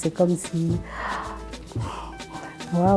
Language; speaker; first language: French; non-native, local second language; Rundi